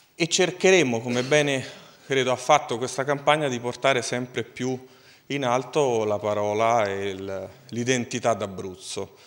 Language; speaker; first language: Italian; native; Italian